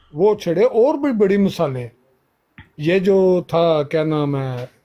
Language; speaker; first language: Urdu; non-native, local second language; Punjabi